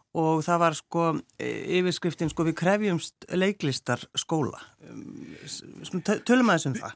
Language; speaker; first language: Icelandic; native; Icelandic